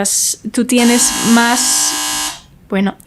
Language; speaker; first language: Spanish; non-native, learner; English